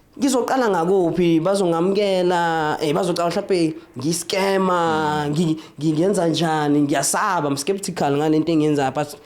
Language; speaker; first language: Zulu; native; Zulu